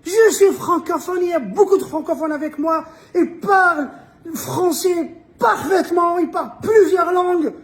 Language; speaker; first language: French; non-native, local second language; Arabic